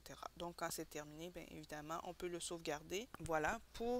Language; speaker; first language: French; native; French